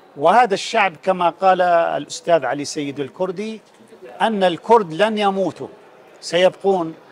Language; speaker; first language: Arabic; native; Arabic